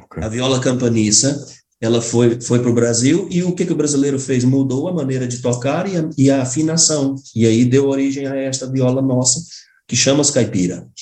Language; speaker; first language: Portuguese; native; Portuguese